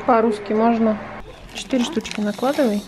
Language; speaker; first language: Russian; native; Russian